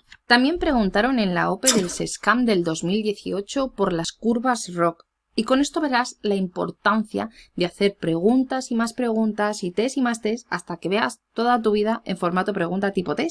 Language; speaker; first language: Spanish; native; Spanish